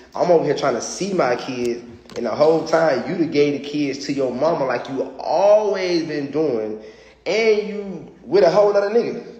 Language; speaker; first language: English; native; English